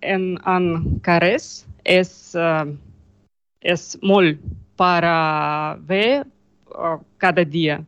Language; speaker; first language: Catalan; non-native, learner; Russian